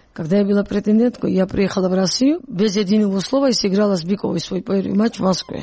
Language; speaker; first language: Russian; non-native, local second language; Georgian